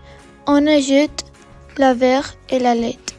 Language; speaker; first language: French; non-native, learner; English